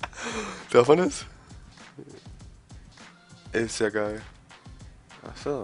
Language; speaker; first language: German; native; German